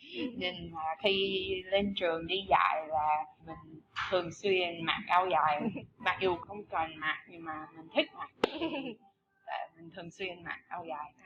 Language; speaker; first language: Vietnamese; non-native, fluent; English